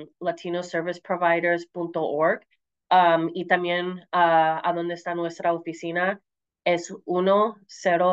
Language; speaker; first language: Spanish; early bilingual, heritage; Spanish